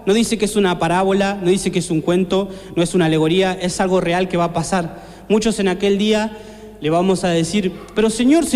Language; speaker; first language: Spanish; native; Spanish